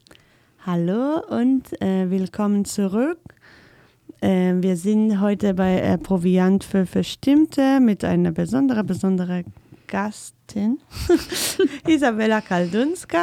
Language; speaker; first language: German; non-native, fluent; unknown